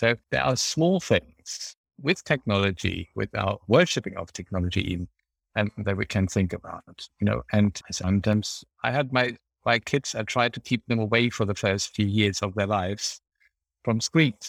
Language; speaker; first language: English; non-native, fluent; German